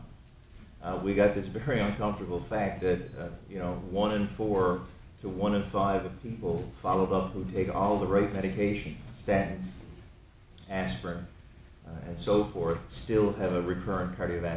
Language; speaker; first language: English; native; English